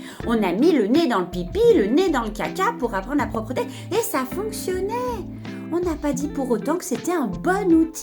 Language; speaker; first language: French; native; French